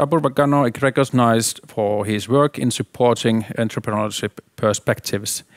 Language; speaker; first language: English; non-native, fluent; Finnish